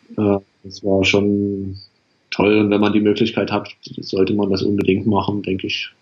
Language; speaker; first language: German; native; German